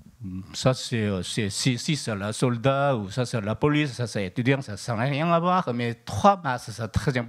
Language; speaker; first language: French; non-native, learner; Korean